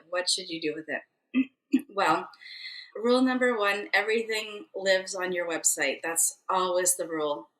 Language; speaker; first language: English; native; English